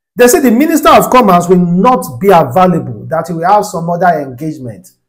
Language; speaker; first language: English; non-native, local second language; Yoruba